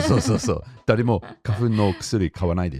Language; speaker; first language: Japanese; non-native, fluent; English